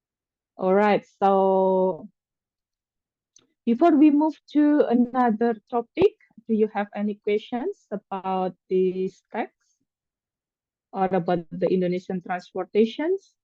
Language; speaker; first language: English; non-native, fluent; Indonesian